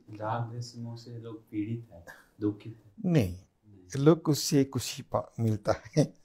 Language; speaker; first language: Hindi; non-native, fluent; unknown